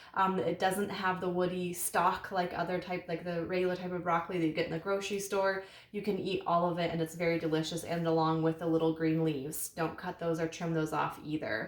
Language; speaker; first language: English; native; English